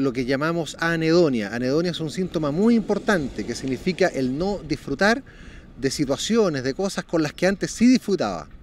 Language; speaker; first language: Spanish; native; Spanish